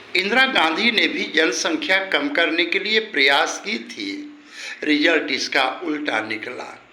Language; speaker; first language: Hindi; native; Hindi